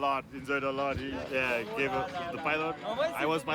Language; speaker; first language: English; non-native, fluent; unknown